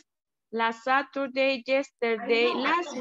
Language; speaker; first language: English; non-native, learner; Spanish